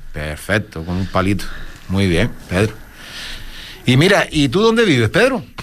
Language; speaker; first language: Spanish; native; Spanish